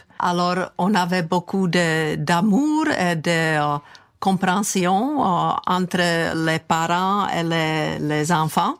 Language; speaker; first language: French; non-native, fluent; Czech